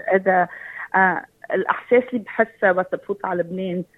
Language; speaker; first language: Arabic; early bilingual, heritage; Arabic